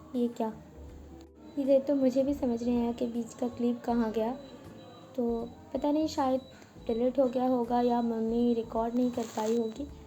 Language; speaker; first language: Hindi; non-native, local second language; Bangla